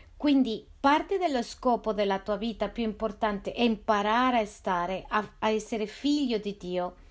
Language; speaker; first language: Italian; non-native, fluent; Spanish